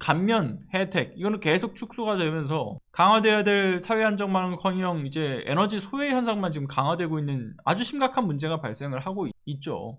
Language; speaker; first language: Korean; native; Korean